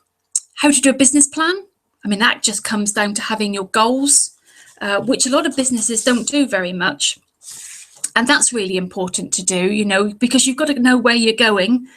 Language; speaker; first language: English; native; English